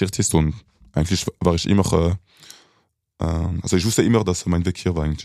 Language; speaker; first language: German; non-native, local second language; French